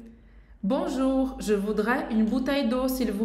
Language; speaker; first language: French; non-native, fluent; Portuguese